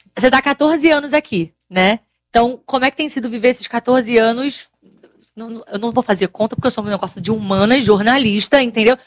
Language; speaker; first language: Portuguese; native; Portuguese